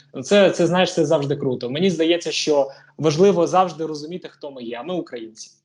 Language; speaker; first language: Ukrainian; native; Ukrainian